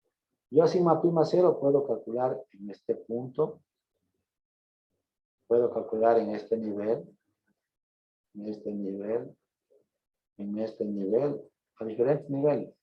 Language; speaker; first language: Spanish; native; Spanish